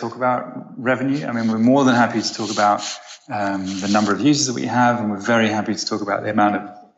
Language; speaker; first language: English; native; English